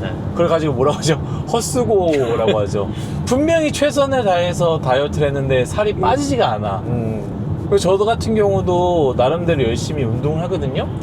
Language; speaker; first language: Korean; native; Korean